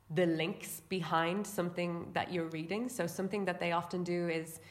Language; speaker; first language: English; native; English